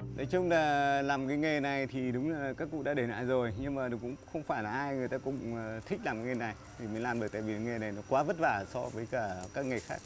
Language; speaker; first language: Vietnamese; native; Vietnamese